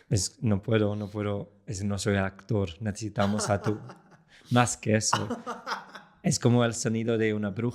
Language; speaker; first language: Spanish; non-native, fluent; English